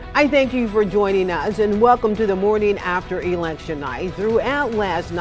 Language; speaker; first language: English; native; English